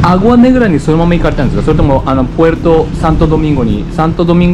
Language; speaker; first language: Spanish; non-native, learner; Japanese